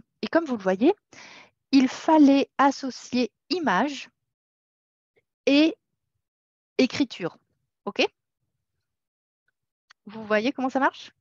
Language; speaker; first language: French; native; French